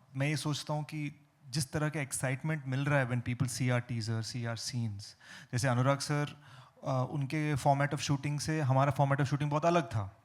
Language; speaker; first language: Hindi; non-native, fluent; Telugu